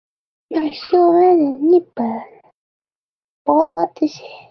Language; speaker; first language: Spanish; native; Spanish